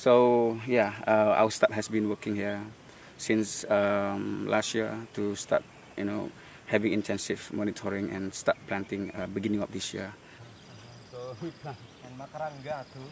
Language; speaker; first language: English; non-native, fluent; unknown